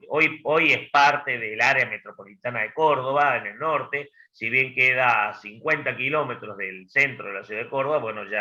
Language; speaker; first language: Spanish; native; Spanish